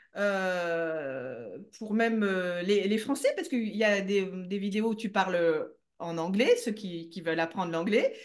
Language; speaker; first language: French; native; French